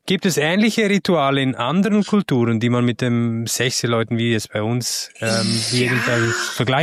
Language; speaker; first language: German; native; German